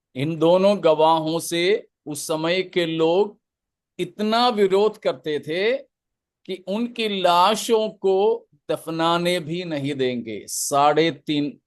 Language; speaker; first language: Hindi; non-native, local second language; Malayalam